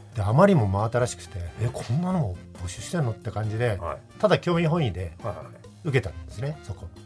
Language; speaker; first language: Japanese; native; Japanese